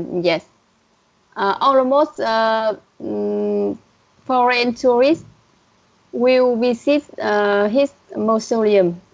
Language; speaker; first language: English; non-native, learner; Vietnamese